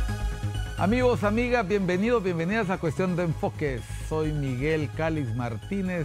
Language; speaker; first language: Spanish; native; Spanish